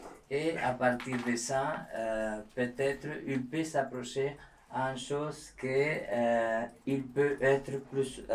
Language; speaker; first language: French; non-native, learner; Spanish